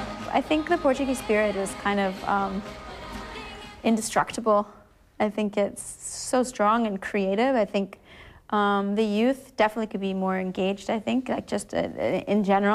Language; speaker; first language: English; early bilingual, other home language; Portuguese